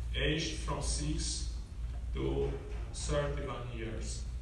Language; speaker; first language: English; non-native, learner; Hungarian